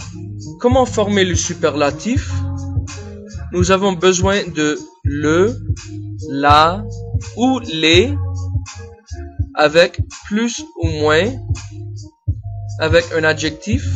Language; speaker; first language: French; non-native, fluent; English